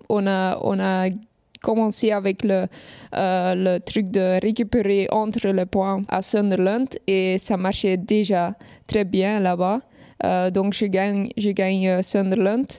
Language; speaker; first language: French; non-native, local second language; Dutch